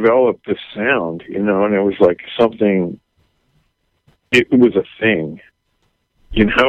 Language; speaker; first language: English; native; English